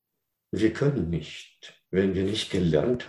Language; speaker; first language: German; non-native, learner; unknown